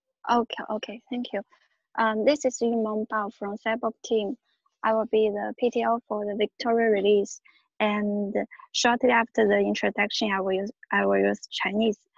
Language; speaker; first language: English; non-native, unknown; Chinese